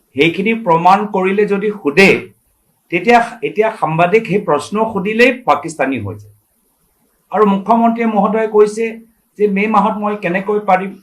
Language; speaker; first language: Assamese; native; Assamese